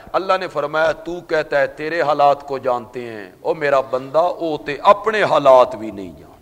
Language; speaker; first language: Urdu; non-native, local second language; Punjabi